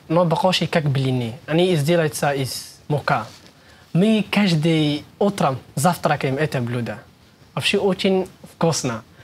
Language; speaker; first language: Russian; non-native, learner; Somali